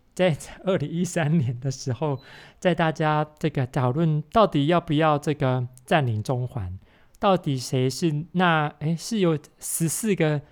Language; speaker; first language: Chinese; native; Chinese